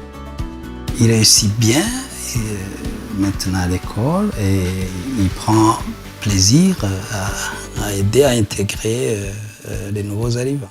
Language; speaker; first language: French; non-native, local second language; Rundi